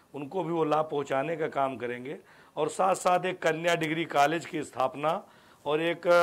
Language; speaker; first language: Hindi; native; Hindi